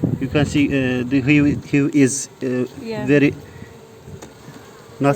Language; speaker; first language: English; non-native, learner; Turkish